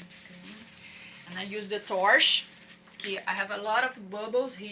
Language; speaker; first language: English; non-native, learner; Portuguese